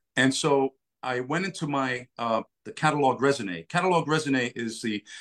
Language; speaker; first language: English; early bilingual, other home language; Italian